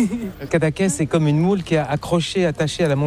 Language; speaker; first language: French; native; French